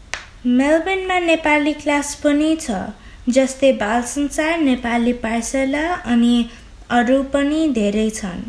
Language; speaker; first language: Nepali; early bilingual, heritage; Nepali